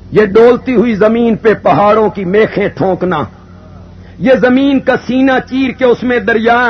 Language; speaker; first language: Urdu; non-native, local second language; Punjabi